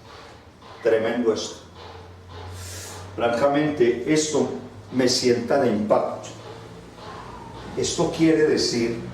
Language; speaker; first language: Spanish; native; Spanish